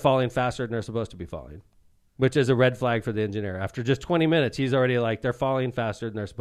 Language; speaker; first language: English; native; English